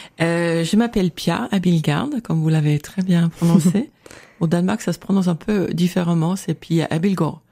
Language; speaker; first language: French; non-native, fluent; Danish